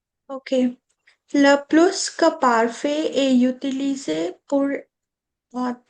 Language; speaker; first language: French; non-native, learner; Hindi